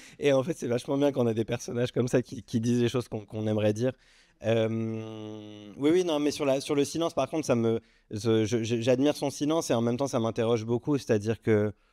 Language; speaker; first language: French; early bilingual, other home language; Arabic